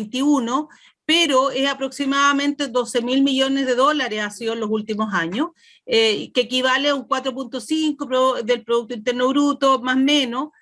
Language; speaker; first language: Spanish; native; Spanish